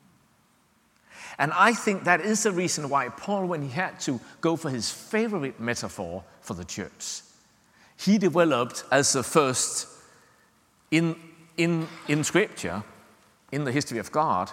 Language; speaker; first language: English; non-native, fluent; Danish